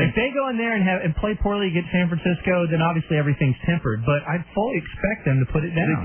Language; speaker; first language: English; native; English